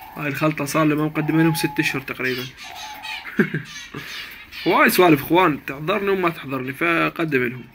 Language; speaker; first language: Arabic; native; Arabic